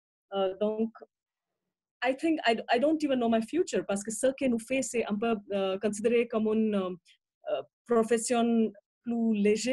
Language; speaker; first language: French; non-native, fluent; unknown